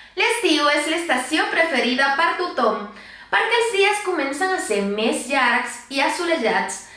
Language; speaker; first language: Catalan; non-native, local second language; Spanish